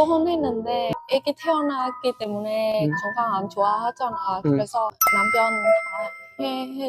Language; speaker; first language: Korean; non-native, learner; Vietnamese